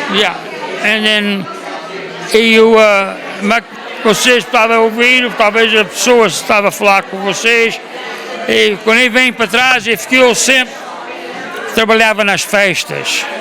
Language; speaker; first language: Portuguese; early bilingual, heritage; Portuguese